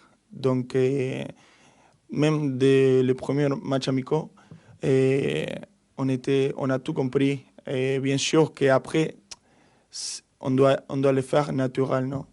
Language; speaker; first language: French; non-native, fluent; Spanish